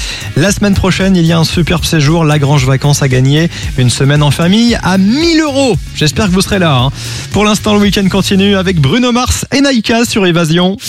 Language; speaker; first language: French; native; French